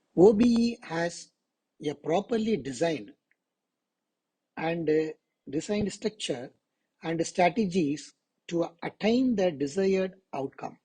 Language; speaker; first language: English; non-native, local second language; Tamil